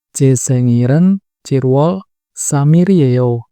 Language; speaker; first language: Korean; non-native, fluent; Indonesian